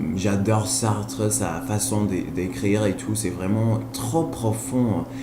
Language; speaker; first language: French; non-native, fluent; Spanish